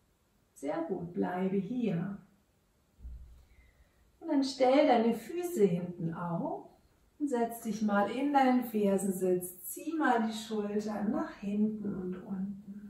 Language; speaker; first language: German; native; German